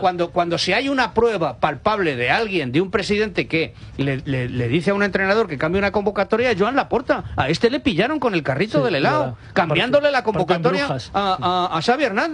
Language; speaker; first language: Spanish; native; Spanish